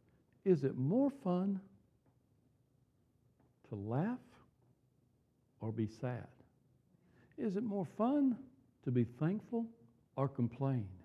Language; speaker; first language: English; native; English